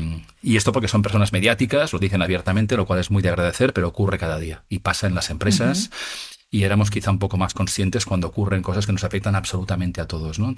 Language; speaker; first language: Spanish; native; Spanish